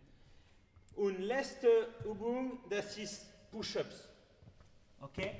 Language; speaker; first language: German; non-native, learner; French